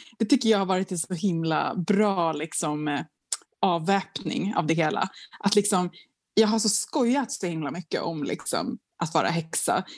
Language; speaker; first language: Swedish; native; Swedish